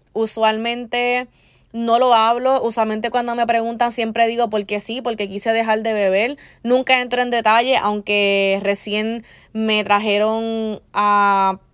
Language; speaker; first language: Spanish; early bilingual, heritage; Spanish